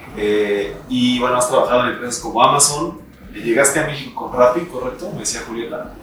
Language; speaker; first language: Spanish; native; Spanish